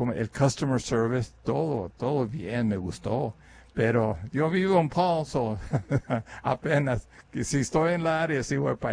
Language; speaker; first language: Spanish; early bilingual, other home language; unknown